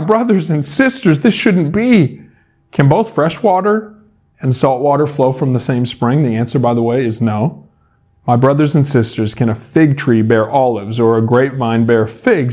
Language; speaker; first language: English; native; English